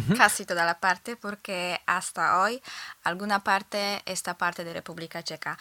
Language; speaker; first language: Spanish; non-native, fluent; Polish